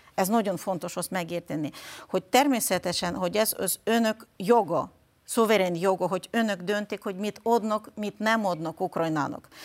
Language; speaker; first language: Hungarian; non-native, fluent; Ukrainian